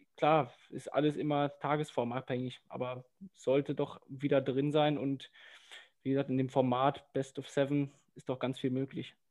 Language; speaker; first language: German; native; German